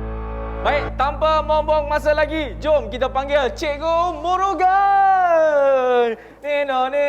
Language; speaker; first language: Malay; native; Malay